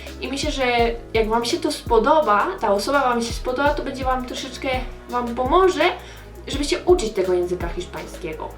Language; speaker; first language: Polish; early bilingual, heritage; Polish